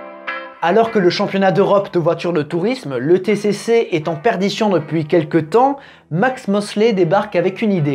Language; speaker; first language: French; native; French